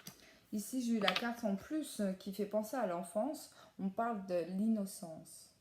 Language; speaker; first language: French; native; French